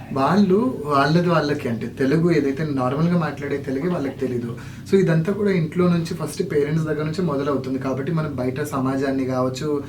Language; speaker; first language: Telugu; non-native, local second language; Lambadi